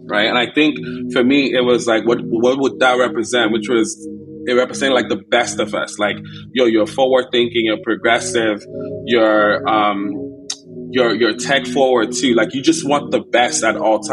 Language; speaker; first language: English; non-native, local second language; Igbo